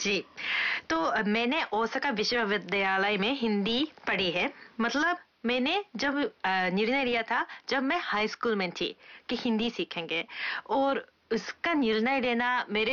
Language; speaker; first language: Hindi; non-native, fluent; Japanese